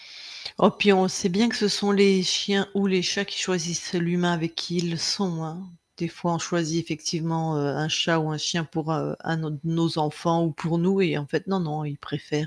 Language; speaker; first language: French; native; French